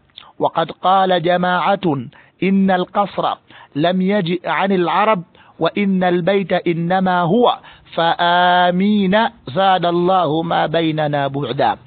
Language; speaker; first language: Arabic; non-native, fluent; Swahili